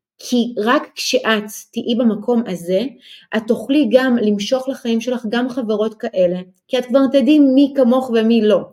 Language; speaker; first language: Hebrew; early bilingual, other home language; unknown